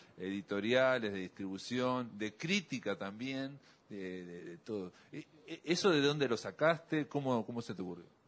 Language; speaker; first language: Spanish; native; Spanish